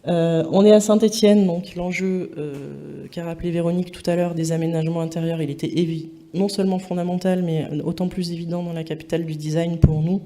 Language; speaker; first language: French; native; French